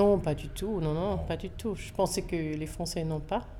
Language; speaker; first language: French; non-native, local second language; German